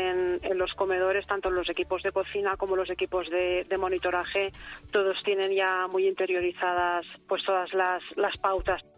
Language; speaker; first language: Spanish; native; Spanish